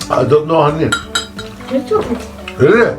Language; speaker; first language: English; non-native, learner; Turkish